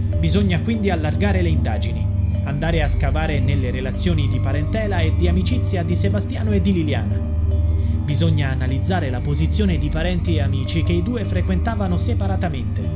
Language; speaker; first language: Italian; native; Italian